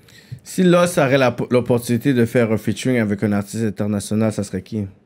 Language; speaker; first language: French; native; French